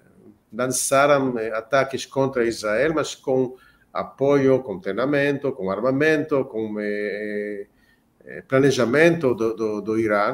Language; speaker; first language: Portuguese; non-native, fluent; Hebrew